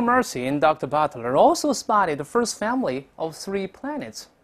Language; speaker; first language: English; non-native, fluent; Chinese